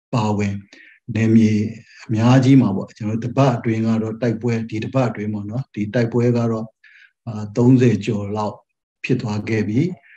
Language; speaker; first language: Burmese; non-native, local second language; Western Kayah